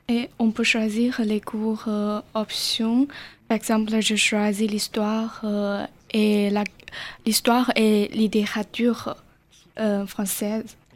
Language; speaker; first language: French; non-native, learner; Chinese